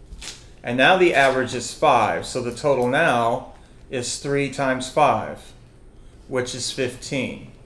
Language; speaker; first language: English; native; English